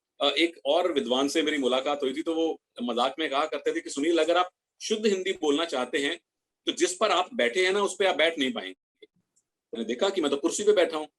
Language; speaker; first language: Hindi; native; Hindi